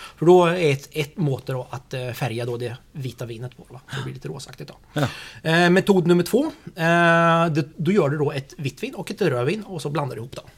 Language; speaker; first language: Swedish; native; Swedish